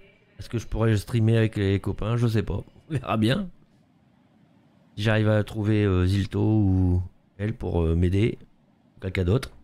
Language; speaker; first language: French; native; French